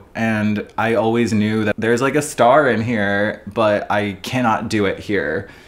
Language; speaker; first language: English; native; English